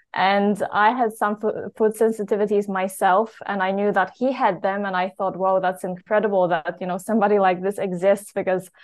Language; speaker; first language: English; non-native, fluent; Polish